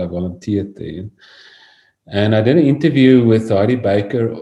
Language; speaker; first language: English; non-native, local second language; Afrikaans